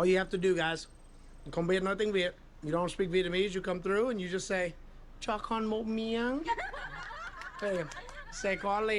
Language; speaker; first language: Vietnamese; non-native, fluent; English